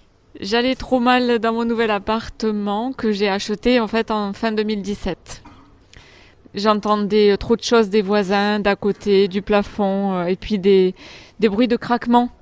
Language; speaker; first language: French; native; French